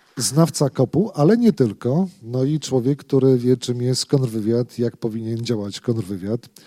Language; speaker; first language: Polish; native; Polish